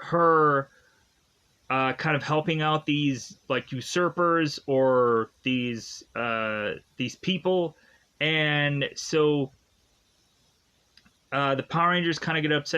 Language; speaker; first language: English; native; English